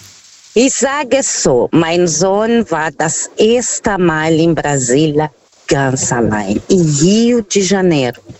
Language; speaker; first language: German; non-native, fluent; Portuguese